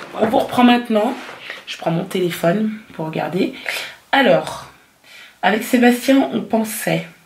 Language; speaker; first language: French; native; French